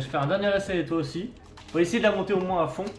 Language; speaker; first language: French; native; French